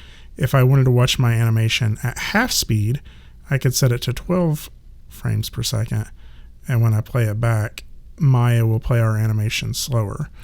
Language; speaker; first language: English; native; English